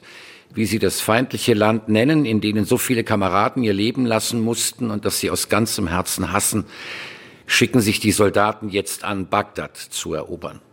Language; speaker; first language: German; native; German